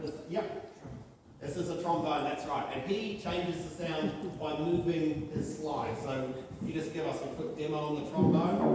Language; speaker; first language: English; native; English